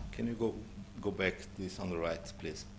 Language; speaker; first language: English; non-native, learner; Portuguese